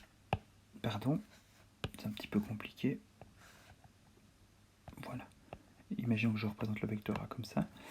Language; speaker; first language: French; native; French